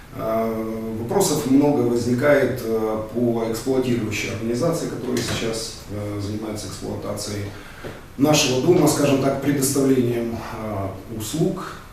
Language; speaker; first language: Russian; native; Russian